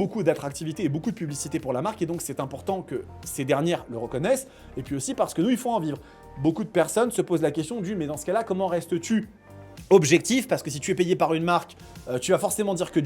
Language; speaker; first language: French; native; French